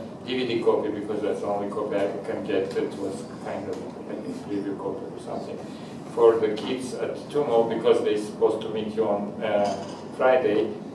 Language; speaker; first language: English; non-native, fluent; Armenian